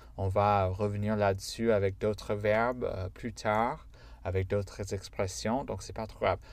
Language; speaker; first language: French; non-native, fluent; English